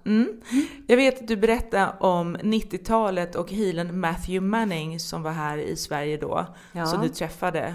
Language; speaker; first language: Swedish; native; Swedish